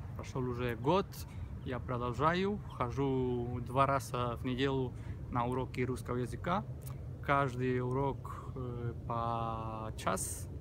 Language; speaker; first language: Russian; non-native, learner; Spanish